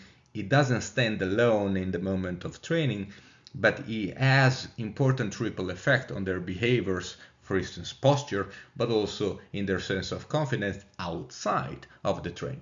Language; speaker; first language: English; non-native, fluent; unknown